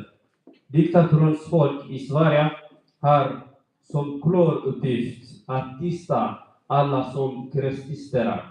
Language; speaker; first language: Swedish; non-native, fluent; Tigrinya